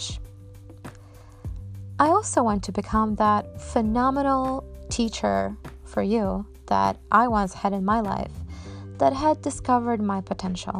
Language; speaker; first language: English; non-native, fluent; Polish